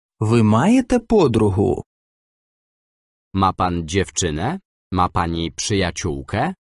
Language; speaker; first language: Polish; non-native, learner; Ukrainian